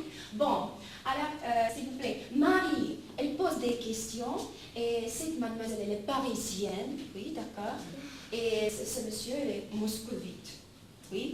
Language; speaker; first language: French; non-native, fluent; Russian